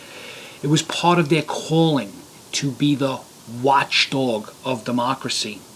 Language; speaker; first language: English; native; English